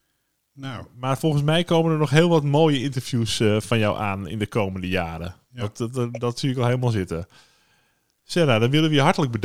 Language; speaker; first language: Dutch; native; Dutch